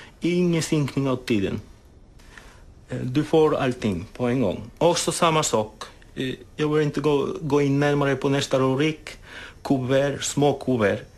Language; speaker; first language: Swedish; non-native, fluent; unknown